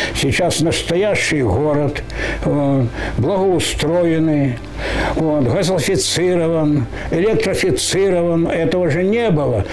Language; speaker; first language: Russian; native; Russian